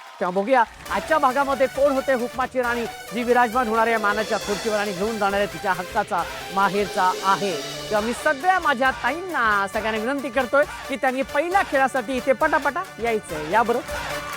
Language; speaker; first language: Marathi; native; Marathi